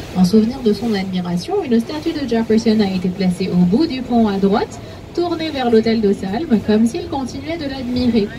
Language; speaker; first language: French; native; French